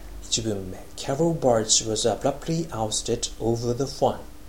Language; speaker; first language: English; non-native, fluent; Japanese